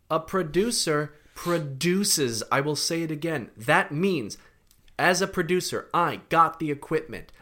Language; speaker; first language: English; native; English